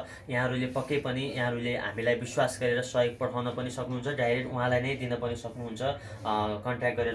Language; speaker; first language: Nepali; native; Nepali